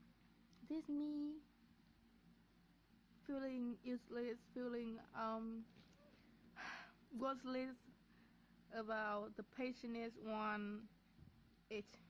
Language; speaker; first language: English; non-native, learner; Vietnamese